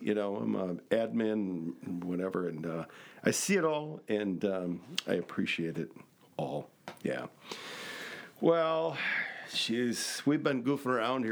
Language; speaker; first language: English; native; English